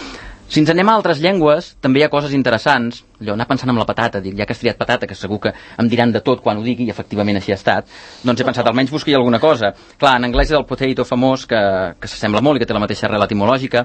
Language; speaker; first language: Catalan; native; Catalan